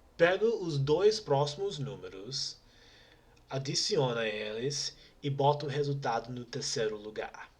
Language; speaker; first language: Portuguese; non-native, fluent; English